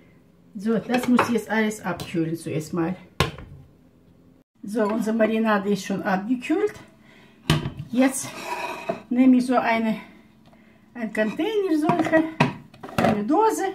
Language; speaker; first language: German; non-native, fluent; Russian